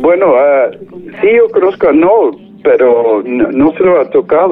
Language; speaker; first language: Spanish; non-native, fluent; English